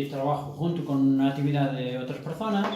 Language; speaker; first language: Spanish; non-native, fluent; Portuguese